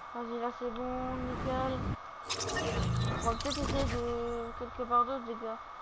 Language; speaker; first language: French; native; French